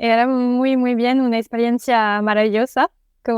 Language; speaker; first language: Spanish; non-native, fluent; French